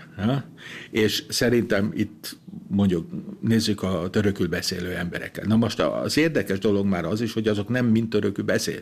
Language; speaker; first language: Hungarian; non-native, fluent; German